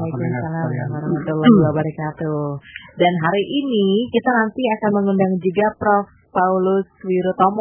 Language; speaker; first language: Indonesian; native; Indonesian